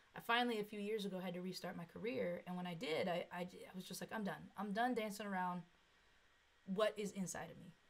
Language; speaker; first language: English; native; English